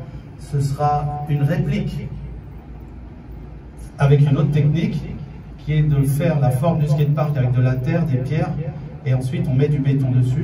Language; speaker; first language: French; native; French